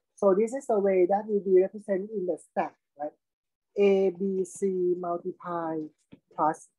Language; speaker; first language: English; non-native, fluent; Thai